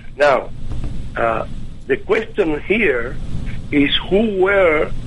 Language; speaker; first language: English; non-native, fluent; Spanish